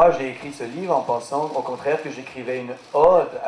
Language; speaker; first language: French; native; French